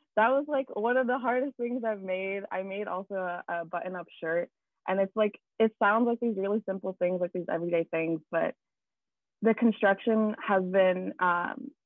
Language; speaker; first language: English; native; English